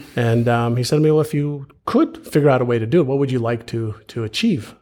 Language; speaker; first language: English; early bilingual, other home language; Hebrew